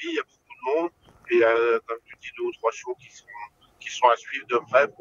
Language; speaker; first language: French; native; French